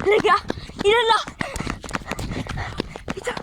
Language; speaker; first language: French; native; French